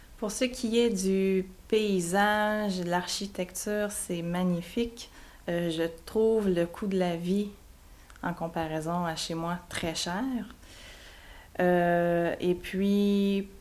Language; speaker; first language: French; native; French